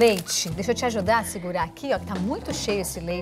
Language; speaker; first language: Portuguese; native; Portuguese